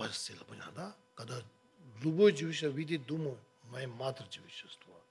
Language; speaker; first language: Russian; non-native, learner; Tibetan